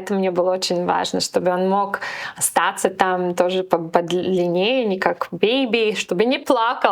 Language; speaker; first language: Russian; non-native, local second language; Latvian